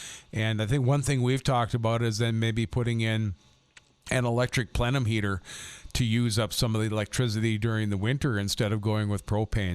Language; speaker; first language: English; native; English